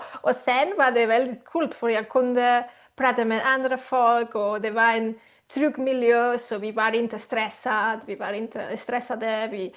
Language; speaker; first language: Swedish; non-native, learner; Spanish